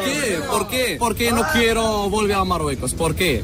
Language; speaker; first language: Spanish; non-native, learner; Arabic